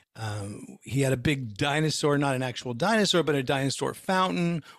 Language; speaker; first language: English; native; English